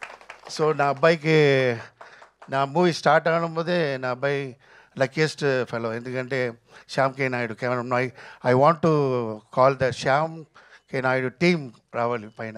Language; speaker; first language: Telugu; non-native, fluent; Tamil